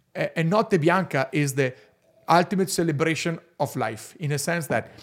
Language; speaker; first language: English; non-native, fluent; Italian